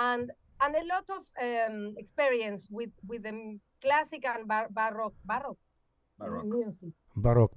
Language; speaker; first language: English; non-native, learner; Spanish